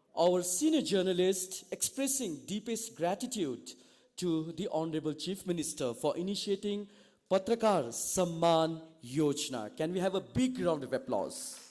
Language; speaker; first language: English; non-native, local second language; Nepali